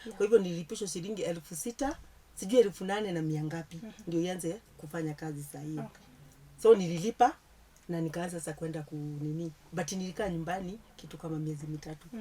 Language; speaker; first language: Swahili; non-native, local second language; Kikuyu